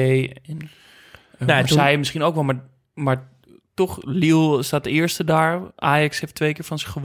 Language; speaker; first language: Dutch; native; Dutch